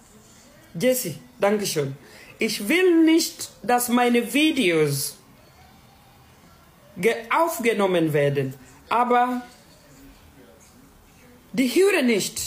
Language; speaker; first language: German; non-native, learner; Swahili